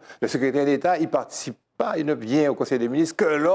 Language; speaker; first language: French; native; French